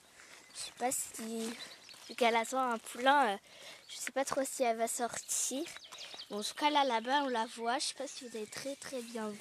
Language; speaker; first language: French; native; French